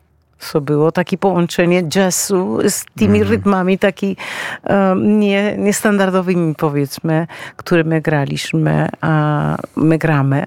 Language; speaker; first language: Polish; non-native, fluent; Spanish